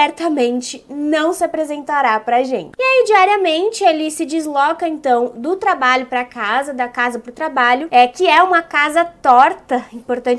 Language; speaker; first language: Portuguese; native; Portuguese